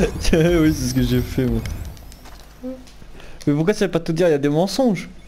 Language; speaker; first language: French; native; French